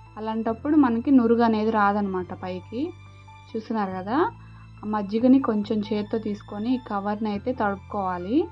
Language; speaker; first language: Telugu; native; Telugu